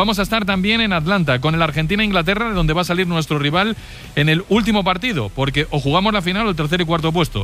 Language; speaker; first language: Spanish; native; Spanish